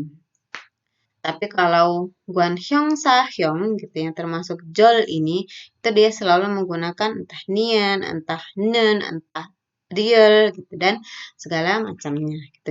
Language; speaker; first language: Indonesian; native; Indonesian